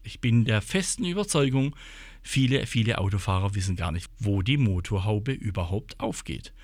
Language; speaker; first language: German; native; German